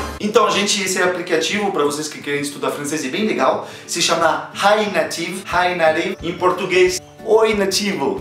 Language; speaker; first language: Portuguese; non-native, fluent; French